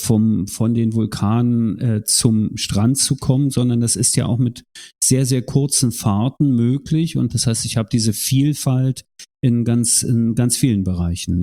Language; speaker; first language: German; native; German